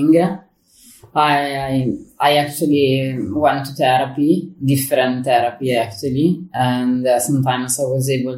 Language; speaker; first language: English; non-native, fluent; Italian